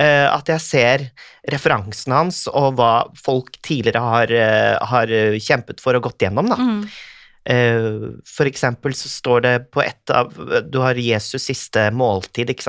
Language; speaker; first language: Norwegian; native; Norwegian